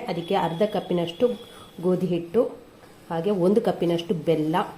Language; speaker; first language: Kannada; native; Kannada